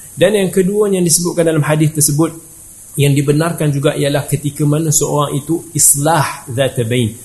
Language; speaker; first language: Malay; native; Malay